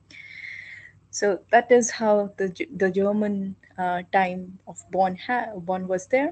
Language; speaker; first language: English; non-native, local second language; Hindi